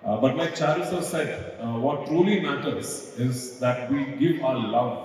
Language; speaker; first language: English; non-native, local second language; Malayalam